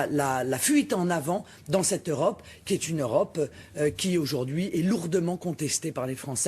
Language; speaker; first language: French; native; French